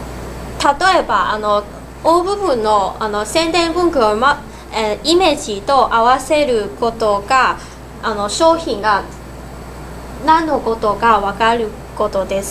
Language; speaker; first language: Japanese; non-native, learner; Cantonese